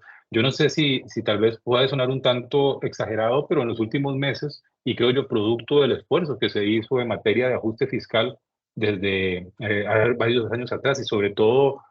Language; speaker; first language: Spanish; native; Spanish